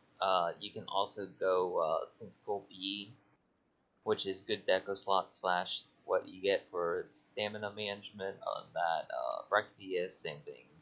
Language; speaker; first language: English; native; English